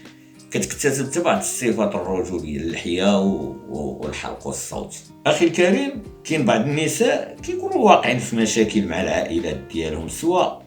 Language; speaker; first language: Arabic; native; Arabic